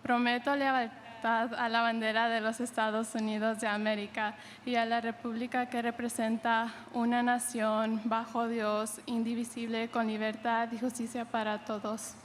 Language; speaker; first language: Spanish; early bilingual, heritage; Spanish